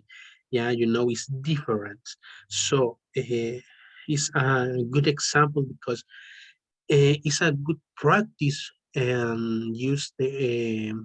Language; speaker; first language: English; non-native, learner; Spanish